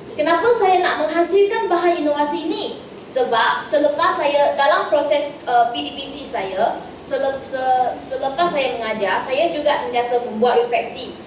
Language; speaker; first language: Malay; non-native, local second language; Chinese